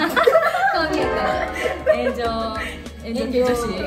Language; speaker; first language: Japanese; native; Japanese